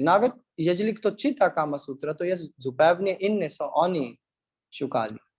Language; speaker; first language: Polish; non-native, learner; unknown